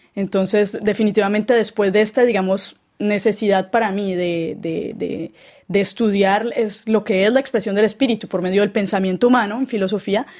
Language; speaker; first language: Spanish; native; Spanish